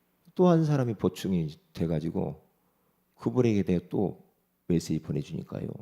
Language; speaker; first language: Korean; native; Korean